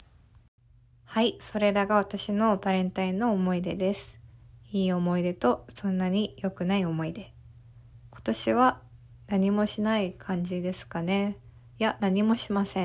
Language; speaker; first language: Japanese; early bilingual, heritage; Japanese